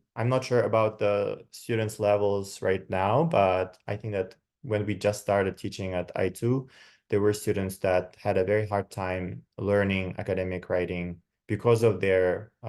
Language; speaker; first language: English; non-native, fluent; Kazakh